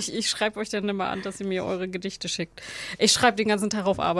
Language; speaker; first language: German; native; German